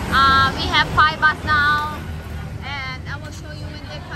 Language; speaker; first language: English; non-native, learner; Thai